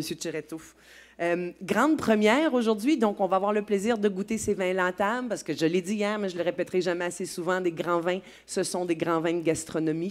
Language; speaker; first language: French; native; French